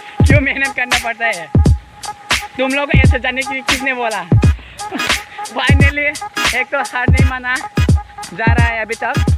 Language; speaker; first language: Hindi; non-native, local second language; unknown